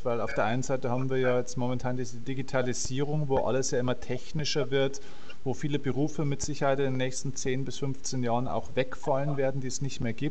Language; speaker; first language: German; native; German